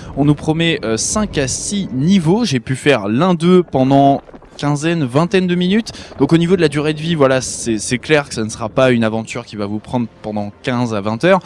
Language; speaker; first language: French; native; French